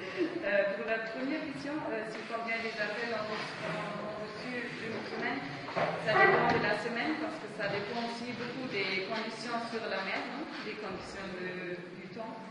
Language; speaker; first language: French; non-native, fluent; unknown